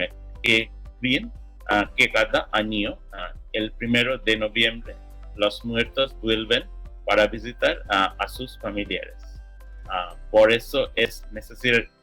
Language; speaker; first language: Spanish; non-native, learner; English